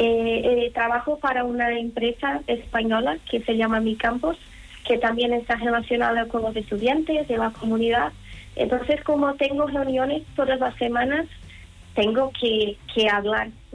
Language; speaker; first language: Spanish; non-native, learner; Portuguese